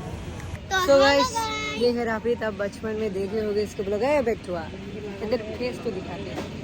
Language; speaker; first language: Hindi; non-native, local second language; Bangla